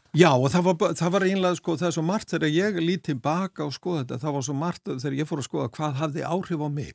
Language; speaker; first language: Icelandic; native; Icelandic